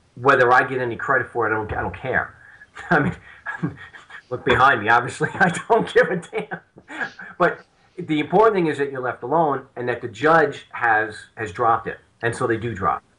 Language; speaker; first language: English; native; English